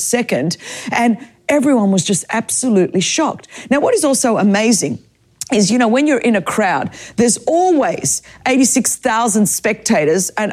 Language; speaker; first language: English; non-native, local second language; Greek